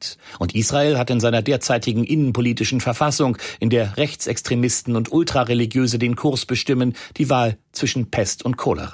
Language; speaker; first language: German; native; German